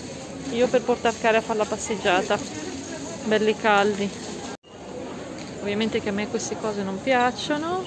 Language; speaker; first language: Italian; non-native, local second language; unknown